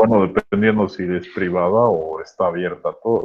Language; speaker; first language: Spanish; native; Spanish